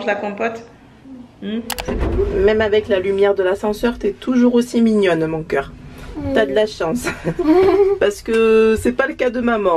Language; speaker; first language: French; native; French